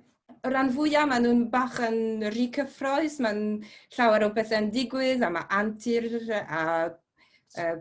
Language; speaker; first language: Welsh; non-native, fluent; French